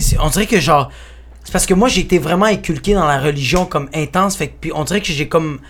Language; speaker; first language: French; early bilingual, other home language; Spanish